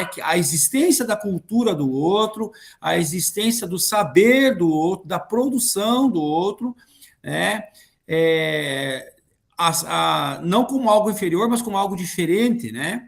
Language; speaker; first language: Portuguese; native; Portuguese